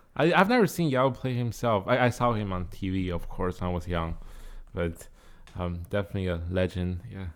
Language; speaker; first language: English; non-native, fluent; Chinese